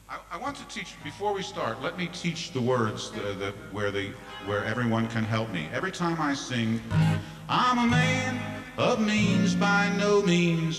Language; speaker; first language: English; native; English